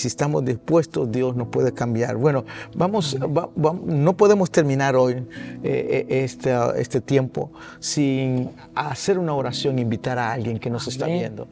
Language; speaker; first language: Spanish; early bilingual, heritage; Spanish